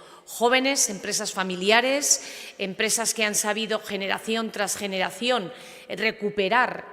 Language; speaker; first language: Spanish; native; Spanish